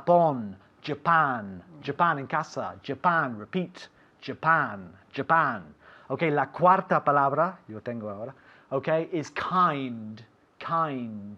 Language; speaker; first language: Spanish; non-native, fluent; English